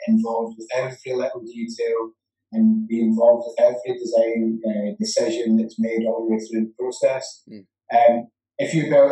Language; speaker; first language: English; native; English